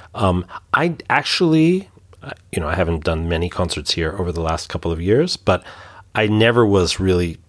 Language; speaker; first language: English; native; English